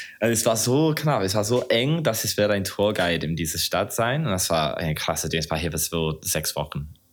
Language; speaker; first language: German; non-native, learner; English